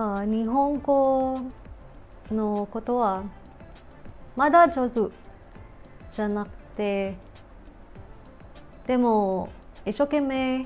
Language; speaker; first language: Japanese; non-native, learner; Filipino